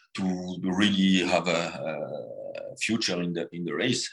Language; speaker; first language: English; non-native, fluent; French